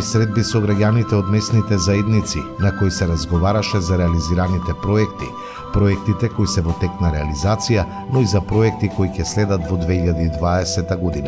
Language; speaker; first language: Macedonian; native; Macedonian